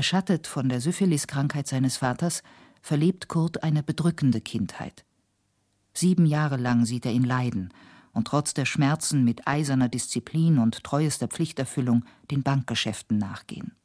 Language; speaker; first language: German; native; German